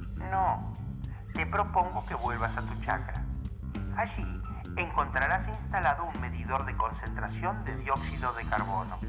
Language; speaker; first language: Spanish; native; Spanish